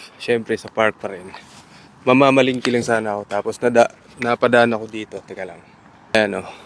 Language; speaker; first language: Filipino; non-native, local second language; Cebuano